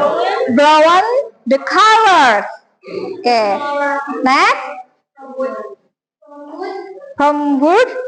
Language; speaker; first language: English; non-native, learner; Indonesian